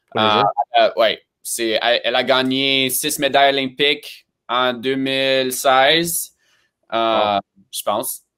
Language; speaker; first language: French; early bilingual, other home language; Romanian